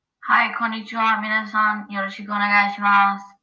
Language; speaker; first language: Japanese; non-native, learner; English